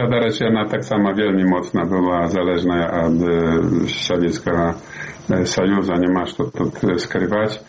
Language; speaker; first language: Polish; non-native, learner; Belarusian